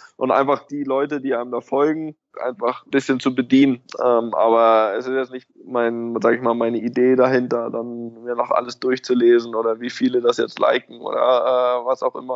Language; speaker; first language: German; native; German